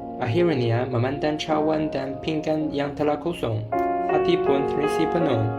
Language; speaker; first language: Malay; non-native, learner; Chinese